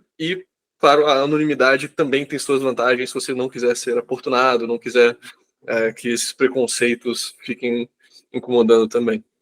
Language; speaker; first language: Portuguese; native; Portuguese